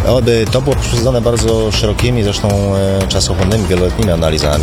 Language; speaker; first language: Polish; native; Polish